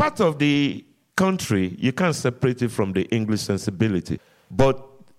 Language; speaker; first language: English; non-native, local second language; Yoruba